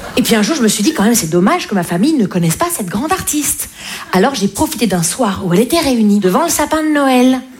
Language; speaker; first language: French; native; French